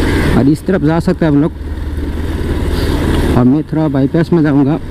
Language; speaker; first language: Hindi; non-native, local second language; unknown